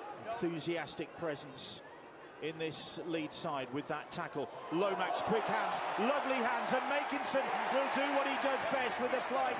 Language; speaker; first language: English; native; English